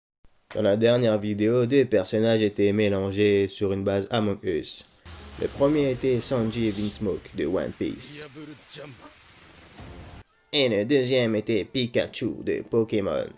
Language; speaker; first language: French; native; French